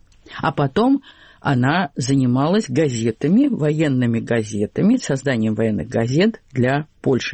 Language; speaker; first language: Russian; native; Russian